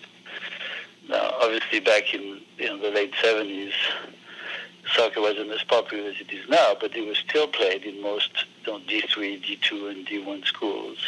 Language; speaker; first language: English; non-native, fluent; French